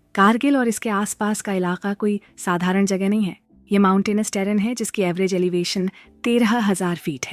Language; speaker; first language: Hindi; native; Hindi